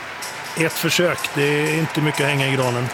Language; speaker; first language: Swedish; native; Swedish